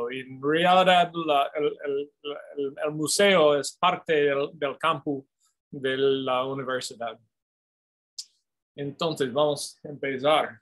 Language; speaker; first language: Spanish; non-native, fluent; English